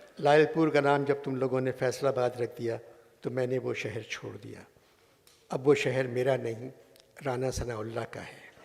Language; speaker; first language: Urdu; native; Urdu